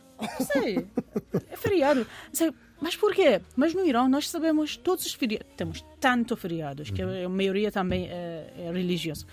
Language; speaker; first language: Portuguese; non-native, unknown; Persian